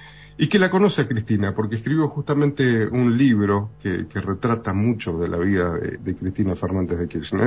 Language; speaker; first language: Spanish; native; Spanish